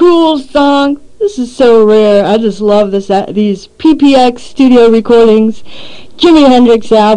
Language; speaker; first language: English; native; English